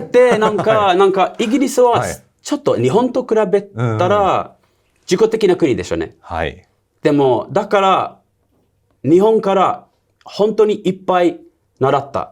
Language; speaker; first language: Japanese; non-native, learner; English